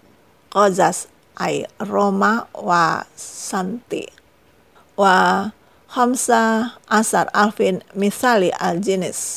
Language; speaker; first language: Arabic; non-native, fluent; Indonesian